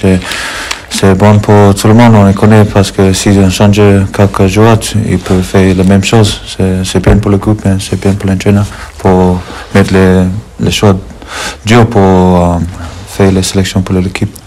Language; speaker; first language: French; non-native, learner; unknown